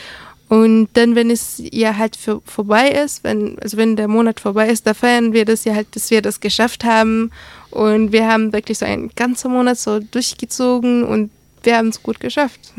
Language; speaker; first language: German; early bilingual, other home language; Arabic